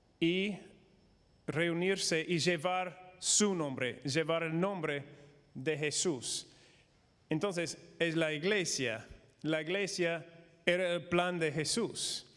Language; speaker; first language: Spanish; non-native, fluent; English